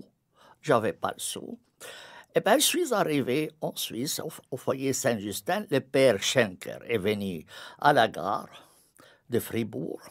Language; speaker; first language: French; non-native, fluent; Arabic